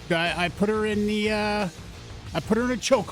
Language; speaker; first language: English; native; English